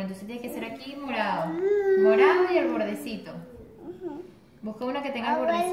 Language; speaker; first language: Spanish; native; Spanish